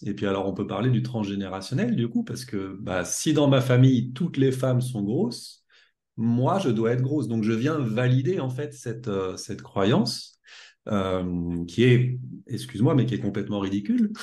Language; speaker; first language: French; native; French